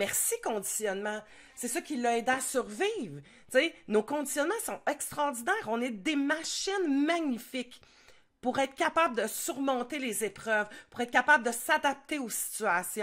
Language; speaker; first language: French; native; French